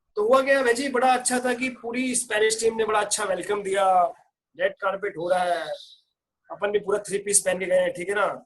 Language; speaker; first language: Hindi; native; Hindi